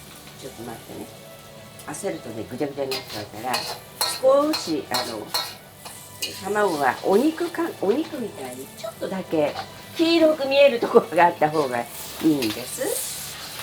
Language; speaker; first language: Japanese; early bilingual, other home language; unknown